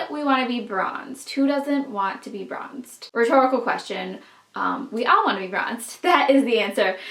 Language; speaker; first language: English; native; English